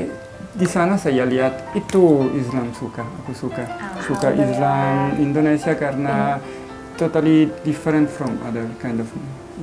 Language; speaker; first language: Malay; non-native, learner; Italian